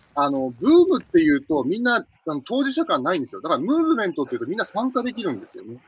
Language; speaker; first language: Japanese; native; Japanese